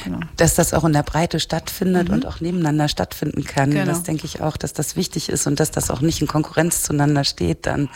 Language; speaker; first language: German; native; German